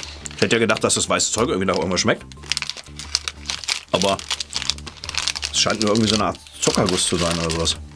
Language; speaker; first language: German; native; German